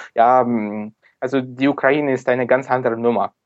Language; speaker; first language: German; non-native, fluent; Ukrainian